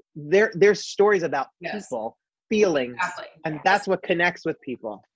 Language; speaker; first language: English; native; English